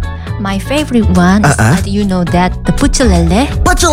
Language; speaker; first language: English; non-native, learner; Korean